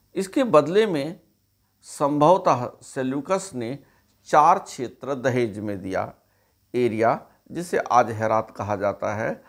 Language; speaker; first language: Hindi; native; Hindi